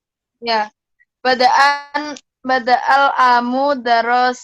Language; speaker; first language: Arabic; non-native, learner; Indonesian